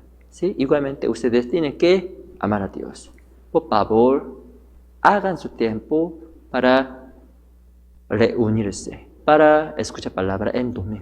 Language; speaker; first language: Spanish; non-native, fluent; Korean